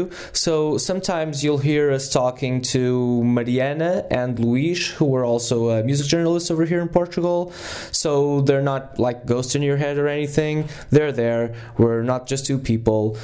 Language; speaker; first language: English; non-native, fluent; Portuguese